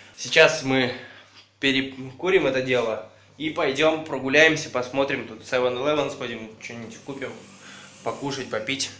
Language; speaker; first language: Russian; native; Russian